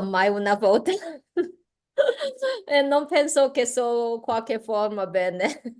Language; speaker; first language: Italian; non-native, learner; Chinese